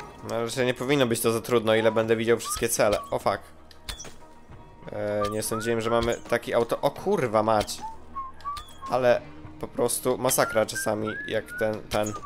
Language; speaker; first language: Polish; native; Polish